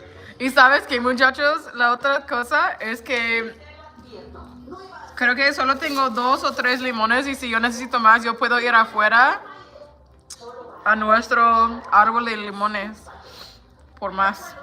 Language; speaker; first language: Spanish; non-native, learner; English